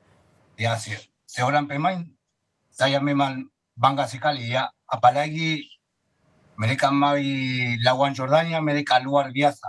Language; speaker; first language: Indonesian; non-native, fluent; Spanish